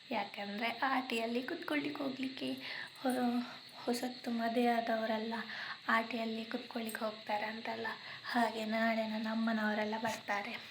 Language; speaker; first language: Kannada; non-native, local second language; Tulu